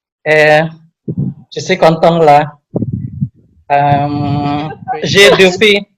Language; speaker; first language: French; non-native, learner; Indonesian